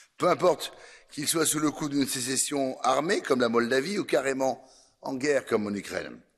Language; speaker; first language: French; native; French